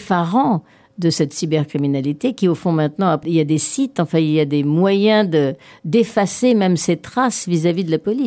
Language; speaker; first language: French; native; French